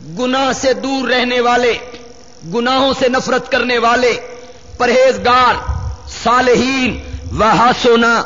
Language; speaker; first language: Urdu; non-native, local second language; Punjabi